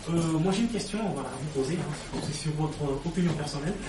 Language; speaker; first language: French; non-native, local second language; Lingala